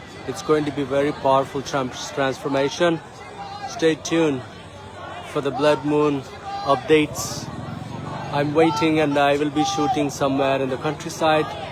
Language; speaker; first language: English; non-native, local second language; Tamil